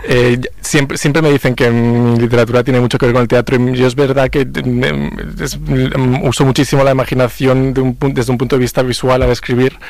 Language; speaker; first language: Spanish; native; Spanish